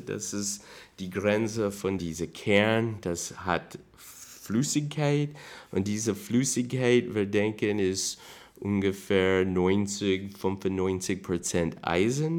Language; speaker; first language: German; non-native, learner; English